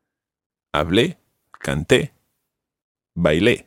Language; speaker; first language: Spanish; non-native, fluent; English